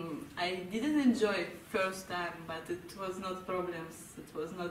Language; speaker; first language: English; non-native, learner; Russian